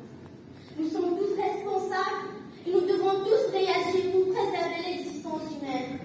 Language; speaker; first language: French; non-native, local second language; Arabic